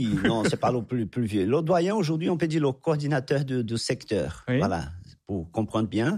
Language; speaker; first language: French; non-native, fluent; Portuguese